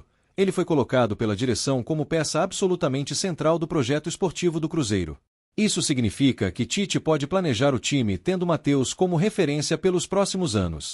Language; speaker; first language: Portuguese; native; Portuguese